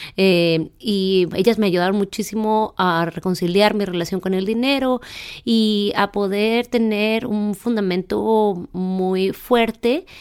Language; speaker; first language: Spanish; native; Spanish